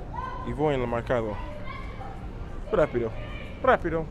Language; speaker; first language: Spanish; non-native, learner; English